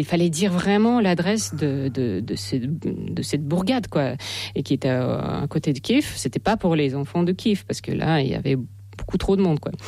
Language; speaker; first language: French; non-native, fluent; Russian